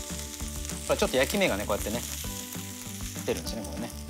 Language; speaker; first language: Japanese; native; Japanese